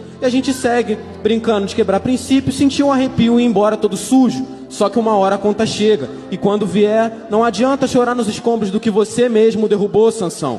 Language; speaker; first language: Portuguese; native; Portuguese